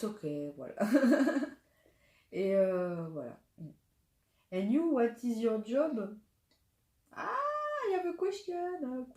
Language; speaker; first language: English; non-native, learner; French